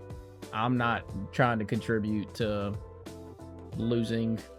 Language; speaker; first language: English; native; English